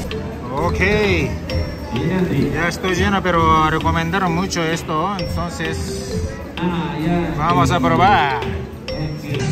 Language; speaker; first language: Spanish; non-native, learner; Japanese